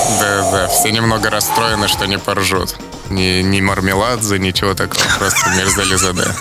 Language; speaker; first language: Russian; early bilingual, other home language; Azerbaijani